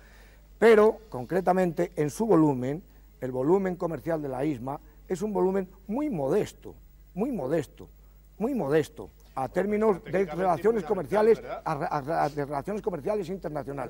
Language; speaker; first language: Spanish; native; Spanish